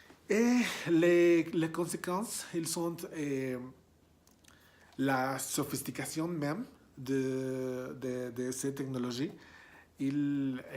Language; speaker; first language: French; non-native, learner; Spanish